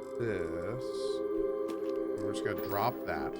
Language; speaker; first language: English; native; English